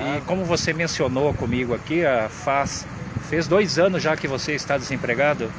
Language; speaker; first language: Portuguese; native; Portuguese